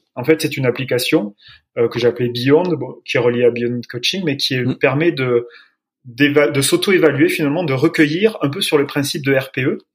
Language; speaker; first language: French; native; French